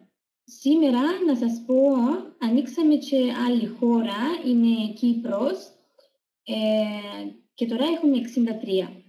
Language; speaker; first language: Greek; non-native, fluent; Russian